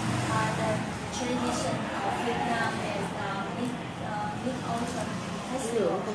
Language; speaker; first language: English; non-native, learner; Vietnamese